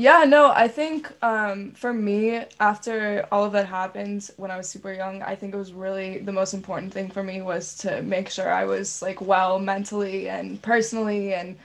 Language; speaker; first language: English; native; English